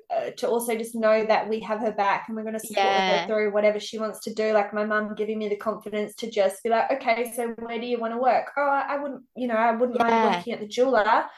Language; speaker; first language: English; native; English